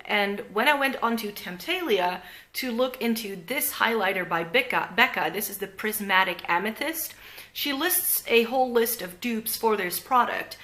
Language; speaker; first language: English; non-native, fluent; Dutch